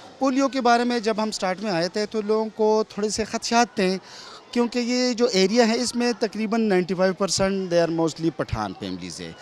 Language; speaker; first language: Urdu; non-native, local second language; Pashto